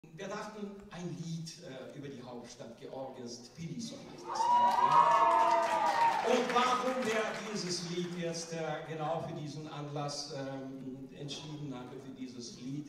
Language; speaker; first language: German; non-native, learner; Georgian